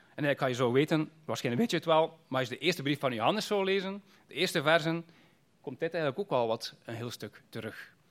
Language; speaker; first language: Dutch; native; Dutch